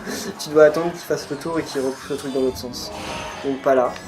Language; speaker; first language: French; native; French